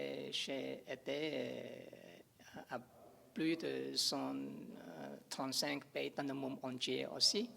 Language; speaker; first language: French; non-native, learner; English